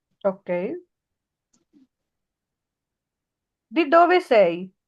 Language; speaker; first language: Italian; non-native, fluent; Punjabi